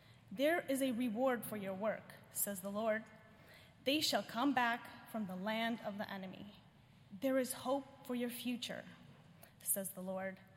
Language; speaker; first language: English; non-native, fluent; Ukrainian